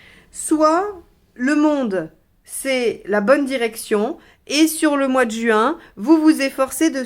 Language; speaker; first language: French; native; French